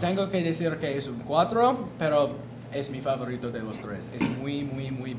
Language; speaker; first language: Spanish; non-native, learner; English